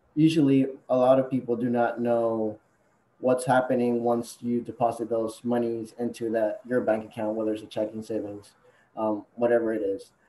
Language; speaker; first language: English; non-native, fluent; Spanish